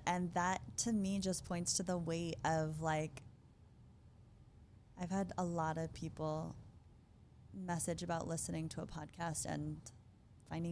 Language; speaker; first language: English; native; English